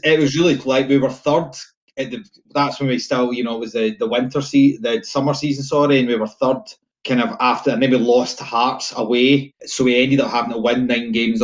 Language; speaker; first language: English; native; English